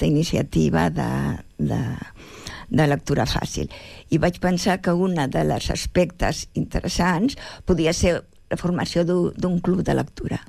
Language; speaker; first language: Catalan; native; Catalan